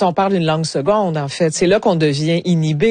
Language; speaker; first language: French; native; French